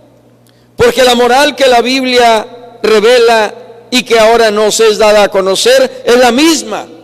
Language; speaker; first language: Spanish; native; Spanish